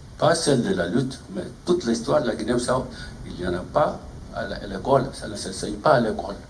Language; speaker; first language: French; non-native, fluent; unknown